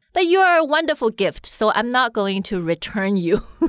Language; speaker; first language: English; non-native, fluent; Chinese